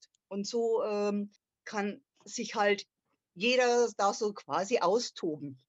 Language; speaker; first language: German; native; German